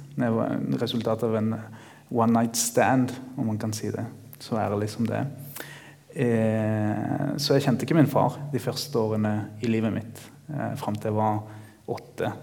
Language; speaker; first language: Norwegian; early bilingual, other home language; Spanish